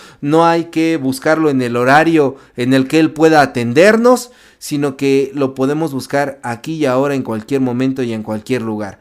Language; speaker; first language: Spanish; native; Spanish